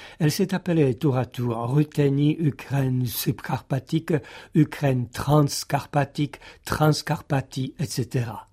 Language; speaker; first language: French; non-native, fluent; Czech